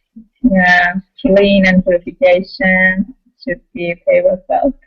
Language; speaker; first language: English; non-native, learner; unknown